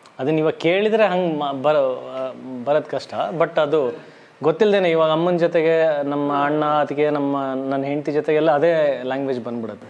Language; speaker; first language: Kannada; native; Kannada